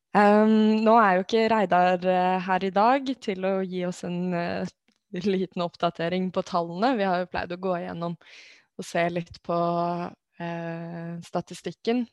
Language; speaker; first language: Norwegian; native; Norwegian